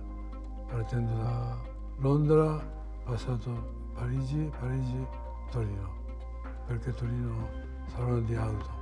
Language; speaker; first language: Italian; non-native, fluent; Japanese